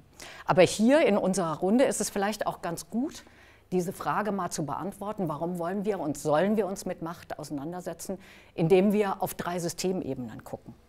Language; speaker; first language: German; native; German